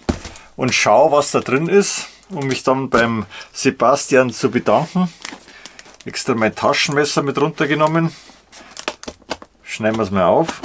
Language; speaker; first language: German; native; German